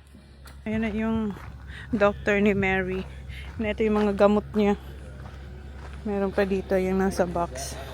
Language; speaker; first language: Filipino; native; Filipino